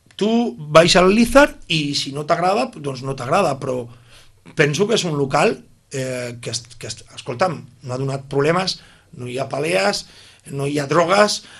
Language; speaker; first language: Catalan; native; Catalan